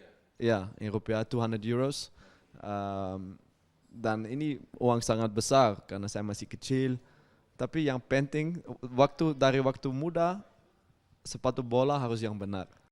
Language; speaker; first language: Indonesian; non-native, fluent; Dutch